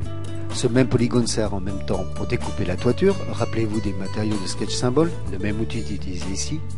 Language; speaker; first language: French; native; French